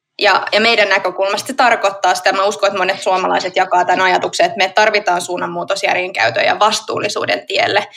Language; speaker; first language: Finnish; native; Finnish